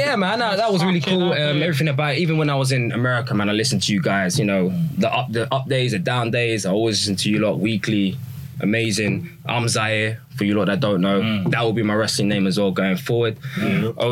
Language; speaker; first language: English; native; English